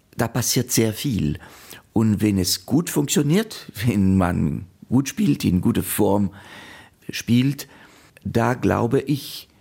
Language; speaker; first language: German; non-native, fluent; French